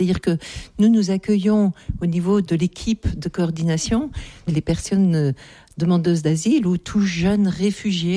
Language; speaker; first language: French; native; French